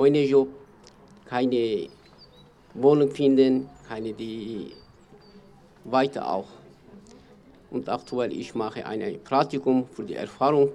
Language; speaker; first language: German; non-native, learner; Kurdish